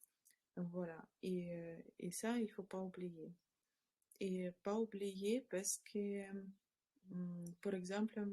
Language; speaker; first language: French; non-native, learner; Russian